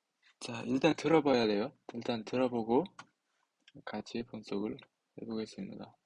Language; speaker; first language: Korean; non-native, fluent; Uzbek